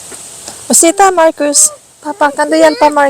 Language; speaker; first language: Swedish; non-native, learner; Filipino